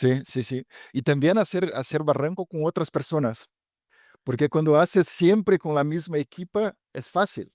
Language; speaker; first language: Spanish; non-native, fluent; Portuguese